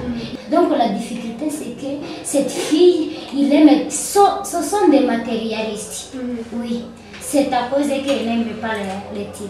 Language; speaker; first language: French; non-native, learner; Kinyarwanda